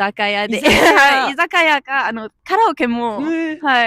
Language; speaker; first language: Japanese; non-native, learner; French